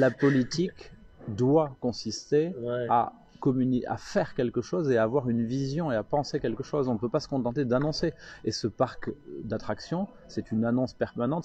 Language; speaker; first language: French; native; French